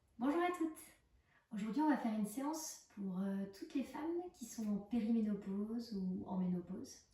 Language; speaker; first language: French; native; French